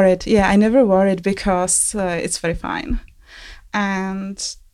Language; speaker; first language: English; non-native, fluent; Czech